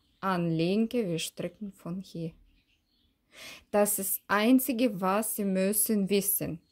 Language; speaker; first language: German; non-native, learner; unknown